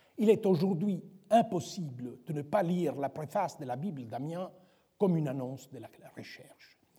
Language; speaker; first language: French; non-native, fluent; Italian